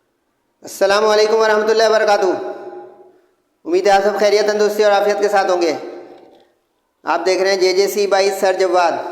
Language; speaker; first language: Urdu; native; Urdu